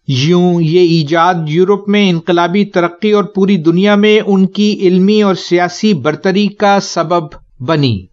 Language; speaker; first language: Urdu; native; Urdu